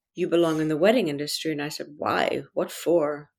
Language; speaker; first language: English; early bilingual, other home language; French